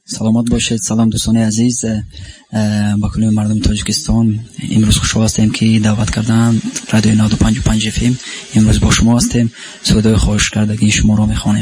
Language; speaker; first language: Persian; non-native, local second language; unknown